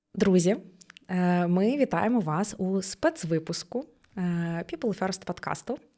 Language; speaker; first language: Ukrainian; native; Ukrainian